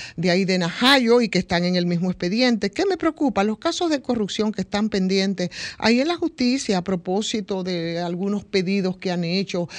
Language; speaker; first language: Spanish; native; Spanish